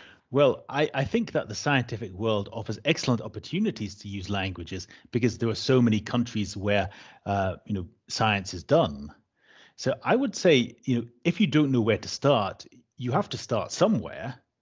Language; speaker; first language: English; native; English